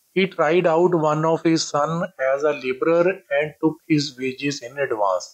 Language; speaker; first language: English; non-native, local second language; Punjabi